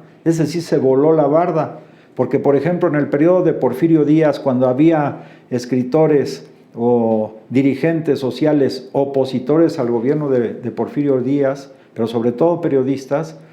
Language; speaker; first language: Spanish; native; Spanish